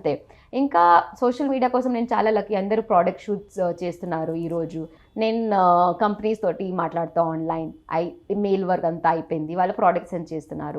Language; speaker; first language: Telugu; non-native, local second language; Gujarati